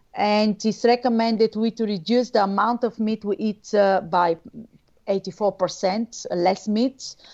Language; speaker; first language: English; non-native, fluent; Bulgarian